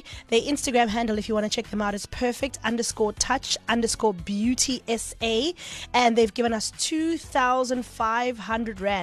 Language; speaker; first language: English; native; English